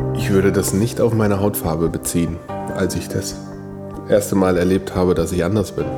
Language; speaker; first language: German; native; German